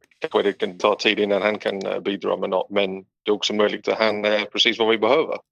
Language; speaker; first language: Swedish; non-native, learner; English